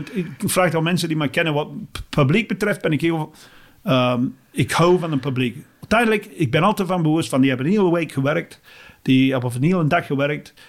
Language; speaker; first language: Dutch; non-native, fluent; English